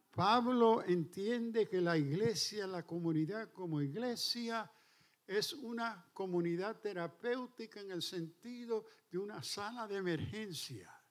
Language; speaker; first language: Spanish; early bilingual, heritage; Spanish